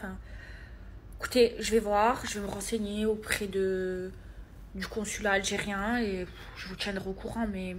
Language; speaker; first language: French; native; French